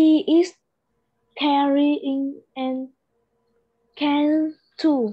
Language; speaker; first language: English; non-native, learner; Vietnamese